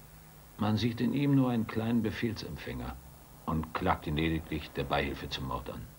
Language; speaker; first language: German; native; German